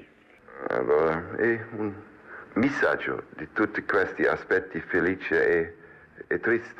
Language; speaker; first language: Italian; non-native, learner; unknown